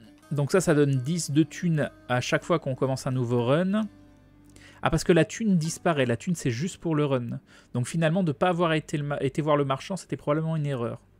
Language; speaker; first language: French; native; French